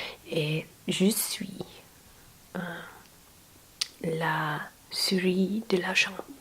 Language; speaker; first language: French; non-native, learner; English